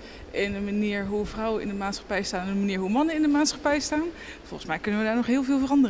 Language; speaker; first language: Dutch; native; Dutch